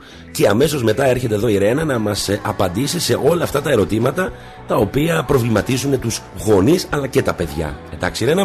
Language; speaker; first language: Greek; native; Greek